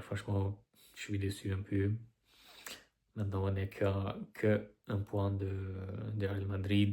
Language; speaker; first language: French; non-native, fluent; Albanian